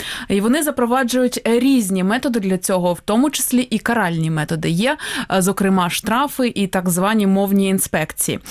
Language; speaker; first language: Ukrainian; native; Ukrainian